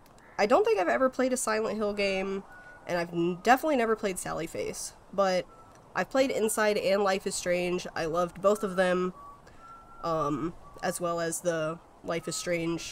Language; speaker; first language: English; native; English